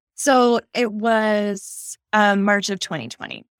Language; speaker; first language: English; native; English